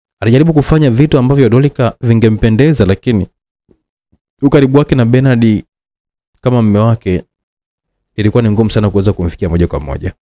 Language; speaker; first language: Swahili; native; Swahili